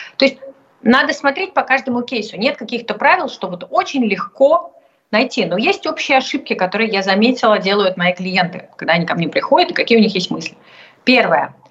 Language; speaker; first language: Russian; native; Russian